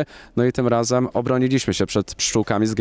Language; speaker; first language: Polish; native; Polish